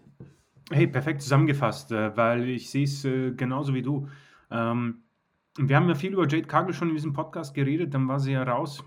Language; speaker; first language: German; native; German